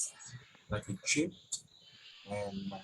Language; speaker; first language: English; non-native, learner; Vietnamese